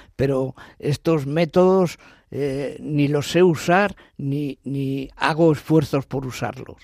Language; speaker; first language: Spanish; native; Spanish